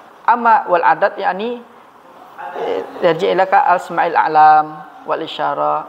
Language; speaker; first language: Arabic; non-native, fluent; Indonesian